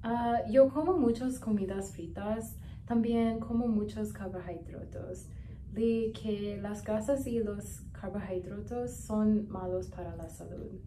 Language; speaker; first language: Spanish; non-native, learner; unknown